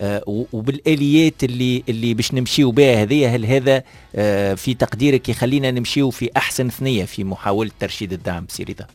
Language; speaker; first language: Arabic; native; Arabic